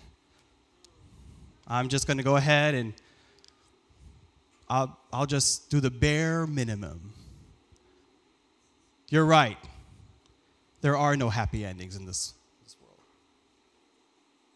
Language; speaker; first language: English; early bilingual, other home language; Persian